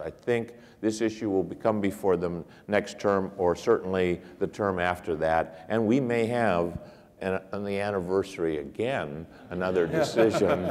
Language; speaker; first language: English; native; English